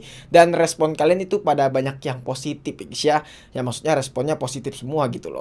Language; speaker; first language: Indonesian; native; Indonesian